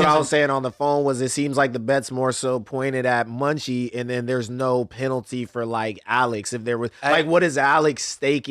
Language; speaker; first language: English; native; English